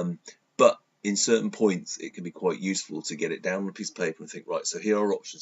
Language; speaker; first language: English; native; English